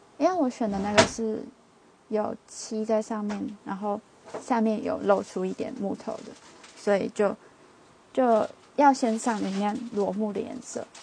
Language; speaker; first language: Chinese; native; Chinese